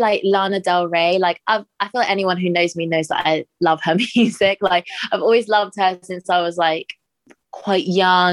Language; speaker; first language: English; native; English